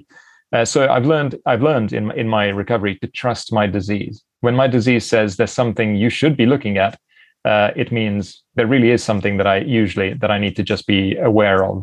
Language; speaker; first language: English; native; English